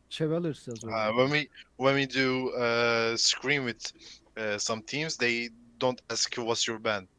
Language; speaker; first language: English; non-native, learner; Turkish